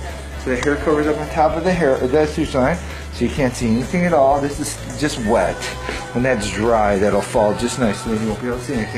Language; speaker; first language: English; native; English